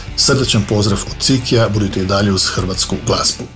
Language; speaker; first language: Croatian; native; Croatian